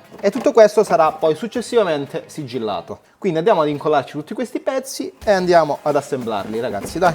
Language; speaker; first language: Italian; native; Italian